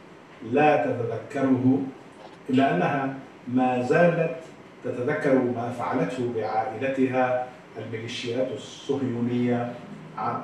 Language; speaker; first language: Arabic; native; Arabic